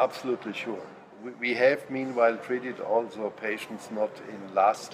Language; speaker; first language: English; non-native, fluent; German